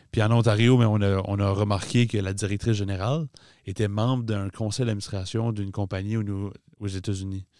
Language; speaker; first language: French; native; French